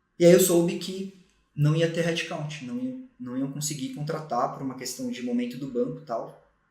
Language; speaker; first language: Portuguese; native; Portuguese